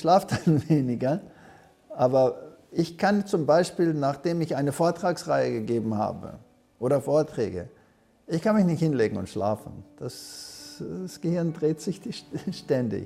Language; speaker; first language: German; early bilingual, heritage; German